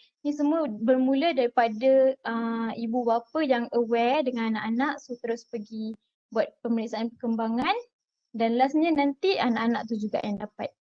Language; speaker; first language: Malay; native; Malay